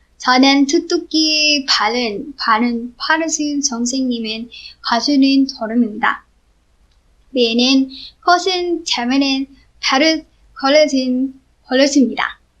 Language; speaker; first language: Korean; non-native, learner; Filipino